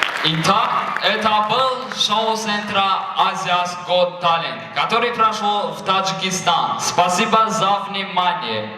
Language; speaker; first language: Russian; non-native, learner; Tajik